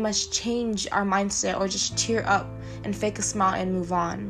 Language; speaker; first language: English; native; English